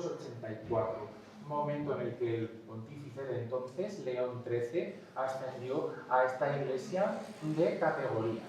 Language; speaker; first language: Spanish; native; Spanish